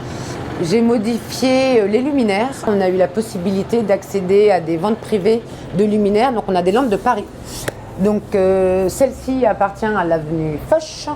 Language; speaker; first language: French; native; French